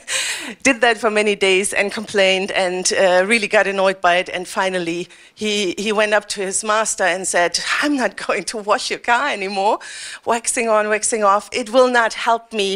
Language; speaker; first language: English; non-native, fluent; German